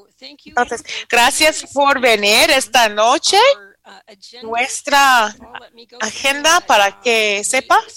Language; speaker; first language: Spanish; non-native, fluent; English